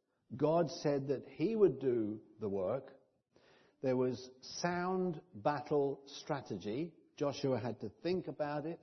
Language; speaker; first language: English; native; English